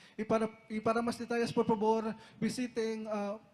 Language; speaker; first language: Spanish; non-native, learner; Filipino